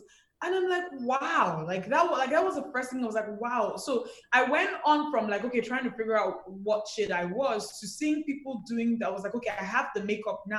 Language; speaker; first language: English; non-native, local second language; Igbo